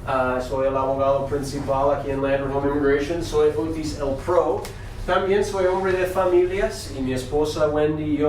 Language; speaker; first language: Spanish; non-native, fluent; English